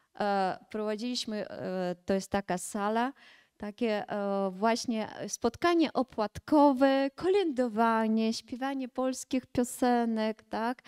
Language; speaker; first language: Polish; early bilingual, heritage; Polish